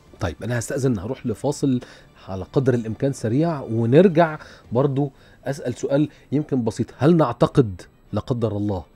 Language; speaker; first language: Arabic; native; Arabic